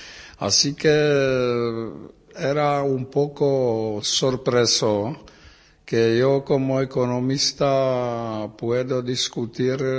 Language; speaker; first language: Spanish; non-native, learner; Czech